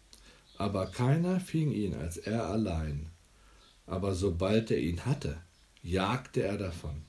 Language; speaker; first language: German; native; German